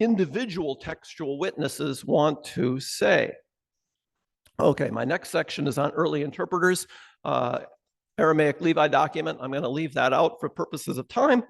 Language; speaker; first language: English; native; English